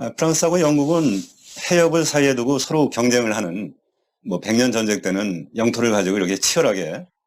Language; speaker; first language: Korean; native; Korean